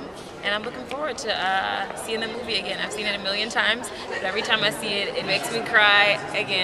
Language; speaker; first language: English; native; English